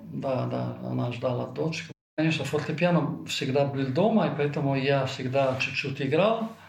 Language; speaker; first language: Russian; non-native, fluent; Italian